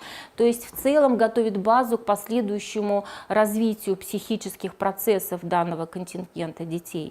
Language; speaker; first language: Russian; native; Russian